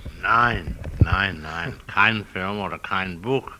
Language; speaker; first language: German; non-native, learner; English